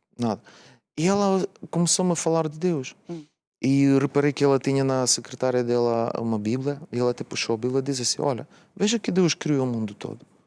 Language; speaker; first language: Portuguese; non-native, fluent; Russian